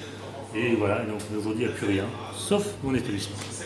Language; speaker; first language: French; native; French